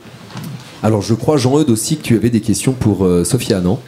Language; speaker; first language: French; native; French